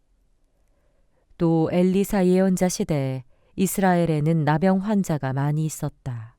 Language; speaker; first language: Korean; native; Korean